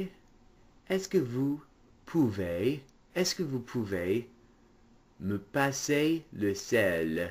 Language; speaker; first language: French; non-native, fluent; English